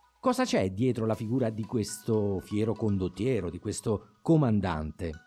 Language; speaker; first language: Italian; native; Italian